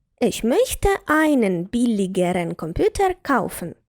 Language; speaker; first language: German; non-native, fluent; Ukrainian